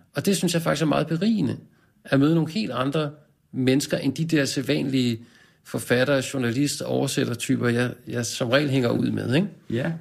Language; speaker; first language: Danish; native; Danish